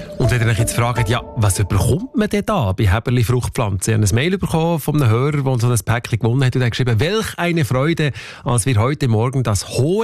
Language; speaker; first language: German; native; German